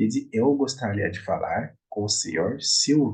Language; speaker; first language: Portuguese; non-native, fluent; Haitian Creole